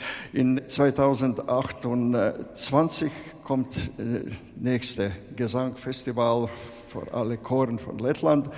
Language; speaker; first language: German; non-native, fluent; Latvian